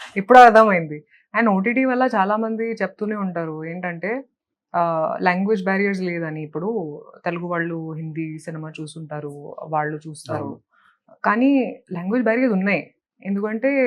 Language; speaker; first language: Telugu; non-native, local second language; Hindi